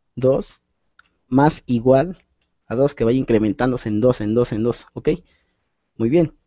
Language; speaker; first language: Spanish; native; Spanish